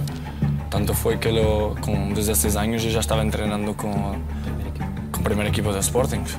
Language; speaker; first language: Spanish; non-native, fluent; Portuguese